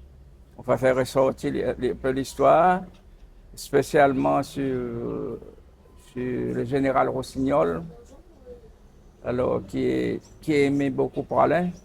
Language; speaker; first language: French; non-native, local second language; Seselwa Creole French